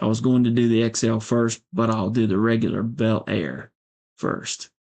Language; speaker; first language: English; native; English